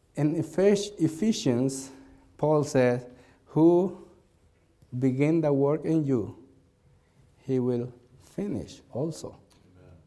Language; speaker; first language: English; non-native, learner; Spanish